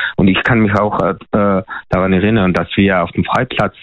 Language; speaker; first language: German; non-native, fluent; Mongolian